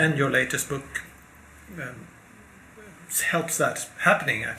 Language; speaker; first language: English; non-native, fluent; Swedish